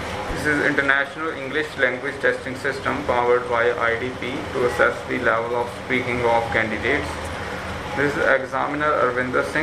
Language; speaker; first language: English; non-native, local second language; Punjabi